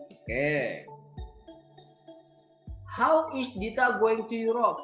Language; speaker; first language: English; non-native, learner; Indonesian